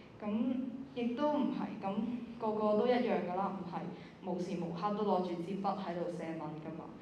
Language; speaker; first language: Cantonese; native; Cantonese